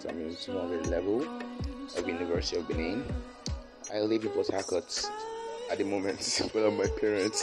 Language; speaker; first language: English; non-native, local second language; Yoruba